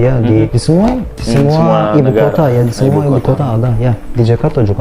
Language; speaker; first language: Indonesian; non-native, learner; Turkish